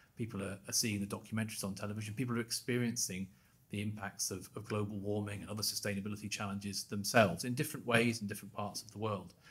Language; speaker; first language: English; native; English